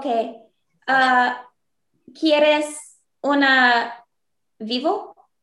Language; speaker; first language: Spanish; non-native, learner; English